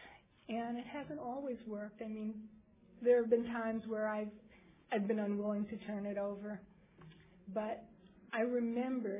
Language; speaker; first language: English; native; English